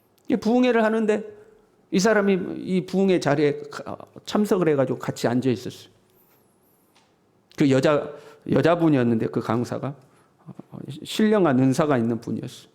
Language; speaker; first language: Korean; native; Korean